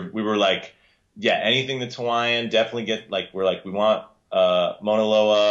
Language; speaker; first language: English; native; English